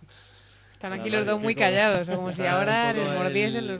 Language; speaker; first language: Spanish; native; Spanish